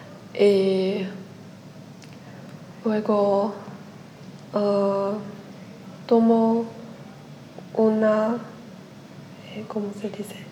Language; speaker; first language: Spanish; non-native, learner; Chinese